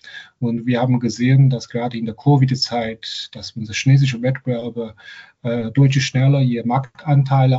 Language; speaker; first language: German; non-native, fluent; Chinese